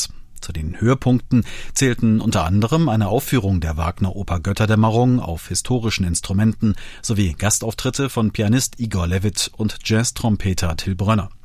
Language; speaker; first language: German; native; German